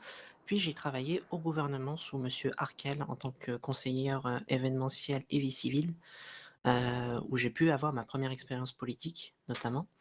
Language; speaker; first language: French; native; French